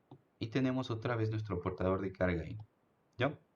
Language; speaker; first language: Spanish; native; Spanish